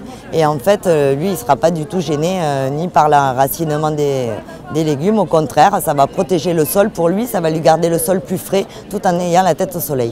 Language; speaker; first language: French; native; French